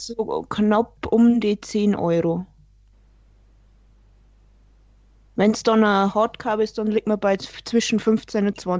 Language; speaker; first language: German; native; German